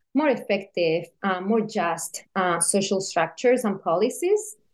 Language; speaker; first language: English; non-native, fluent; Spanish